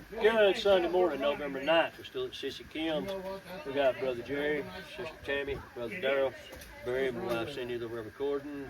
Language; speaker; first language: English; native; English